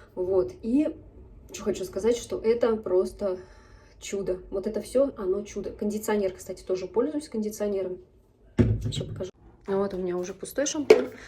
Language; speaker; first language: Russian; native; Russian